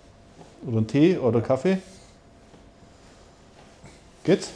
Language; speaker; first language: German; native; German